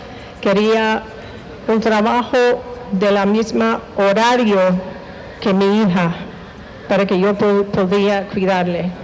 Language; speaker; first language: Spanish; non-native, fluent; English